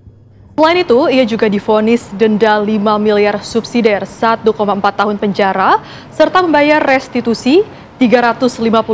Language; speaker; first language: Indonesian; native; Indonesian